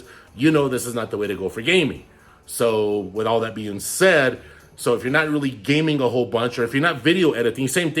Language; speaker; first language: English; native; English